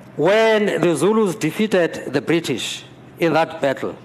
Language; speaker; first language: English; non-native, local second language; Xhosa